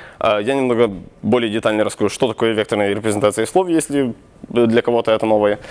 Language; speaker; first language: Russian; non-native, local second language; Ukrainian